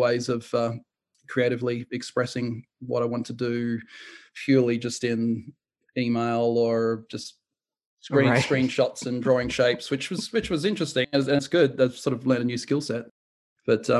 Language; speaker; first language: English; native; English